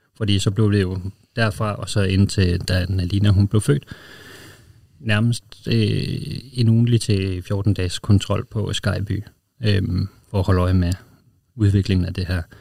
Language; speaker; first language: Danish; native; Danish